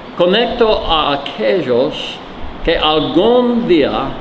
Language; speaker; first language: Spanish; non-native, learner; English